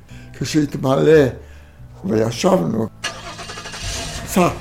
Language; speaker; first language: Hebrew; non-native, fluent; Romanian